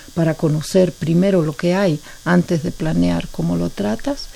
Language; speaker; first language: Spanish; native; Spanish